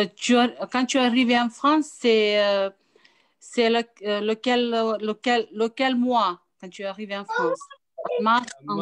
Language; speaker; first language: French; non-native, learner; Fijian